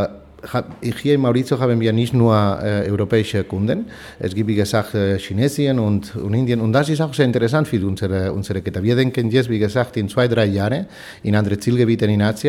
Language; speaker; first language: German; non-native, fluent; Spanish